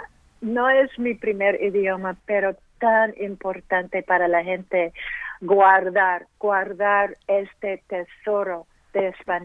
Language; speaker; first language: Spanish; early bilingual, heritage; English